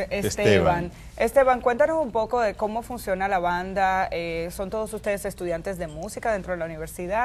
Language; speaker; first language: Spanish; native; Spanish